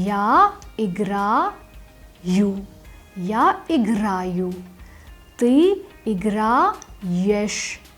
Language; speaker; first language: Russian; non-native, fluent; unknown